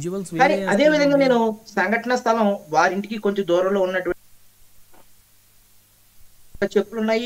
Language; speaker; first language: Telugu; native; Telugu